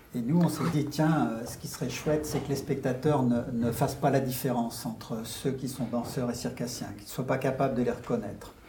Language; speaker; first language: French; native; French